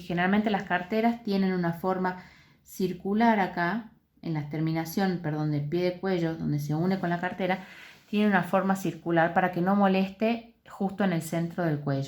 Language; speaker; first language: Spanish; native; Spanish